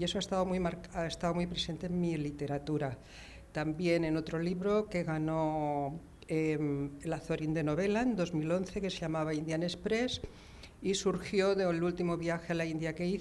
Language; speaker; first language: Spanish; native; Spanish